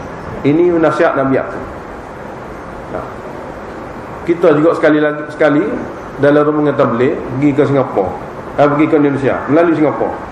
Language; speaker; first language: Malay; native; Malay